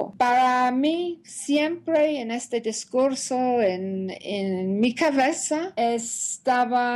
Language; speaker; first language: Spanish; non-native, learner; English